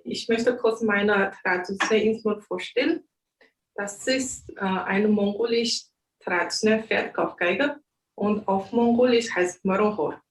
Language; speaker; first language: German; non-native, learner; Mongolian